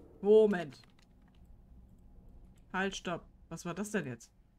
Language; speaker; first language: German; native; German